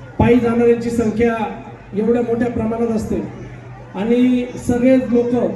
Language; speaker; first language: Marathi; native; Marathi